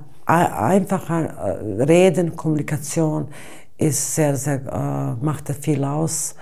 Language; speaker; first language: German; non-native, fluent; Bosnian